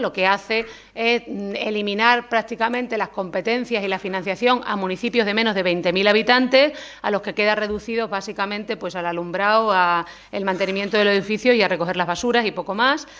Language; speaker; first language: Spanish; native; Spanish